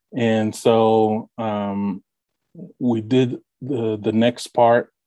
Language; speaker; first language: English; native; English